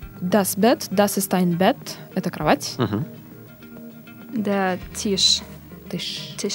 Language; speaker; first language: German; non-native, learner; Russian